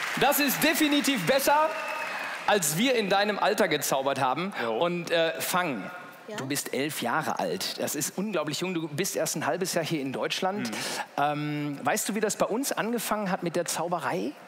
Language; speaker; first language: German; native; German